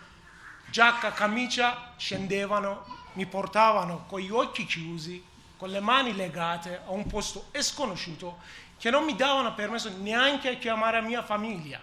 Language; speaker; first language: Italian; non-native, learner; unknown